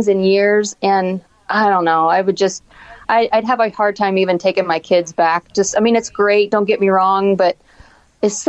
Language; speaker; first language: English; native; English